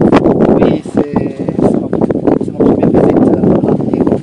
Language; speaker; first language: French; non-native, learner; Chinese